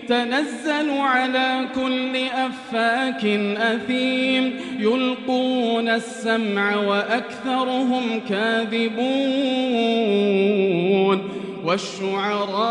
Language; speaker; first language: Arabic; native; Arabic